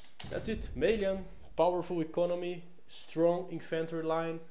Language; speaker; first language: English; non-native, fluent; Portuguese